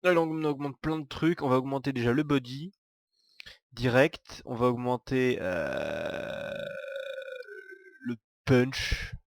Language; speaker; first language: French; native; French